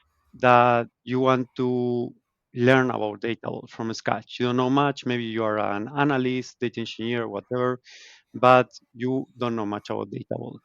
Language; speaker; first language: English; non-native, fluent; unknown